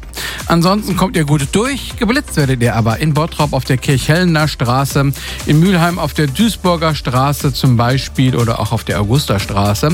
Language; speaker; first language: German; native; German